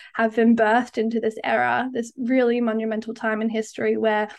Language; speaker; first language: English; native; English